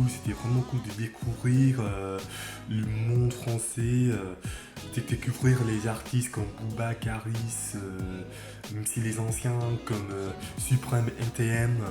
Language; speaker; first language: French; non-native, fluent; English